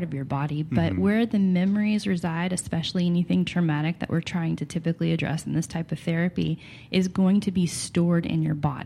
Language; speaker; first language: English; native; English